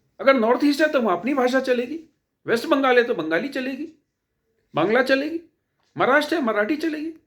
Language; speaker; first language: Hindi; native; Hindi